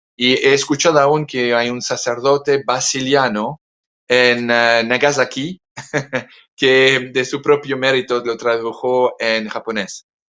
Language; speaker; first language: Spanish; non-native, fluent; French